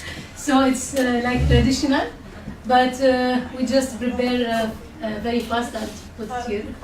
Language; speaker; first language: English; non-native, learner; Arabic